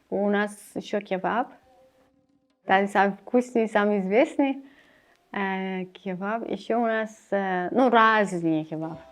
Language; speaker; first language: Russian; non-native, learner; Persian